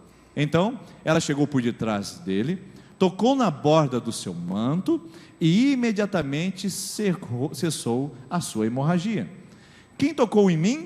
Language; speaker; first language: Portuguese; native; Portuguese